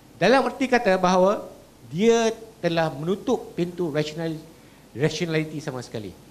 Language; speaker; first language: Malay; native; Malay